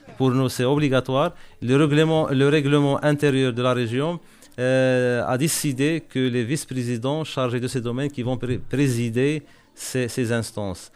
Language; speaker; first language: French; non-native, local second language; Arabic